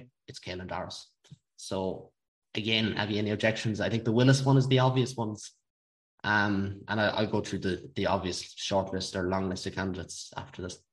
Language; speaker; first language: English; native; English